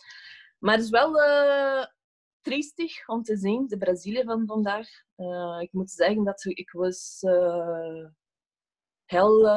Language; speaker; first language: Dutch; non-native, fluent; Portuguese